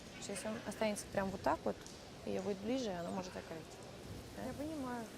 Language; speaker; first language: Russian; native; Russian